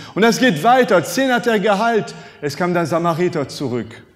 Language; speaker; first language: German; non-native, fluent; French